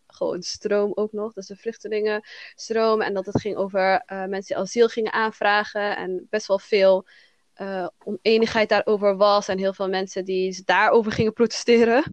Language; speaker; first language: Dutch; early bilingual, other home language; Somali